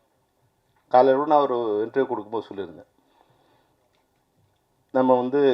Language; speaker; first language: Tamil; native; Tamil